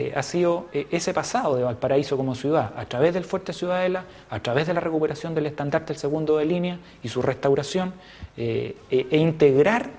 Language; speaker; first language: Spanish; native; Spanish